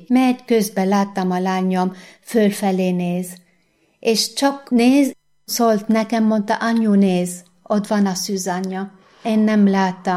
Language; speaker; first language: Hungarian; non-native, learner; Arabic